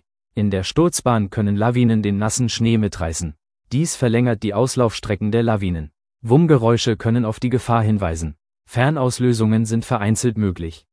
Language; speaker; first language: German; native; German